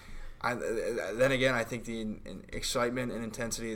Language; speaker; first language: English; native; English